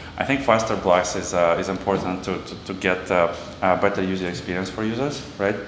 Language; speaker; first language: English; non-native, fluent; Russian